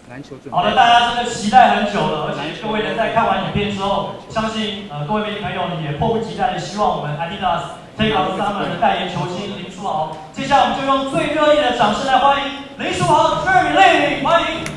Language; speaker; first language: Chinese; native; Chinese